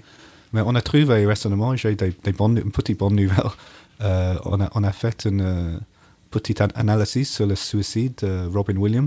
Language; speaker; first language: French; non-native, learner; English